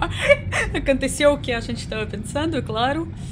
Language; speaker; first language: Portuguese; non-native, learner; Russian